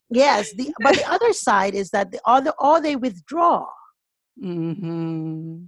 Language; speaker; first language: English; native; English